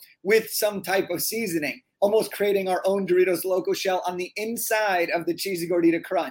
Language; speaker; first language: English; native; English